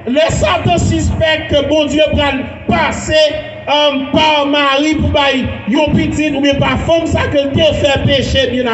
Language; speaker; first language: French; non-native, local second language; Haitian Creole